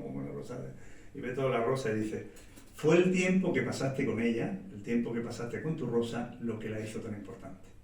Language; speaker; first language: Spanish; native; Spanish